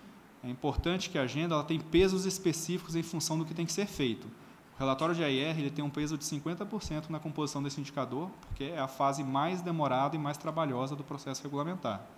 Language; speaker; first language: Portuguese; native; Portuguese